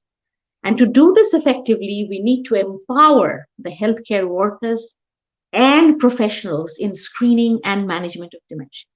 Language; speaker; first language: English; non-native, local second language; Bangla